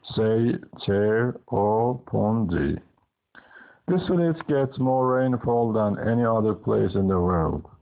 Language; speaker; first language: English; non-native, fluent; Persian